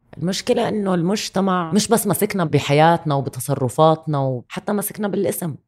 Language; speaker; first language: Arabic; native; Arabic